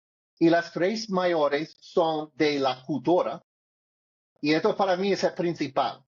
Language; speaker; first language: Spanish; non-native, learner; English